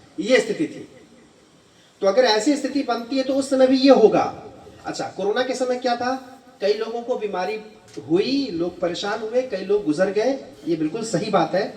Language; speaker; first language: Hindi; native; Hindi